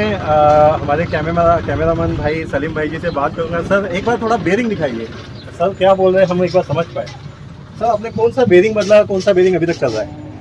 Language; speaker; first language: Hindi; non-native, local second language; Marathi